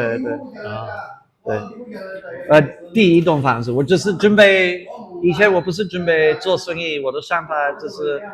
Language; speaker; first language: Chinese; non-native, fluent; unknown